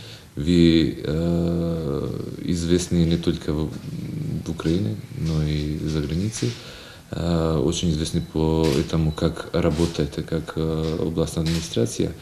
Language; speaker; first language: Russian; non-native, fluent; Macedonian